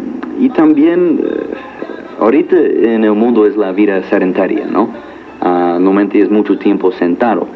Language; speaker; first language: Spanish; non-native, learner; English